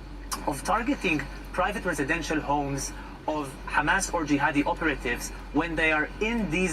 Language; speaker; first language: English; non-native, fluent; Hebrew